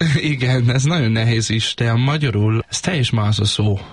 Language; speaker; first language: Hungarian; non-native, learner; Danish